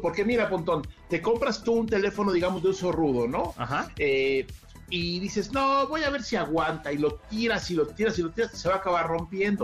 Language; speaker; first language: Spanish; native; Spanish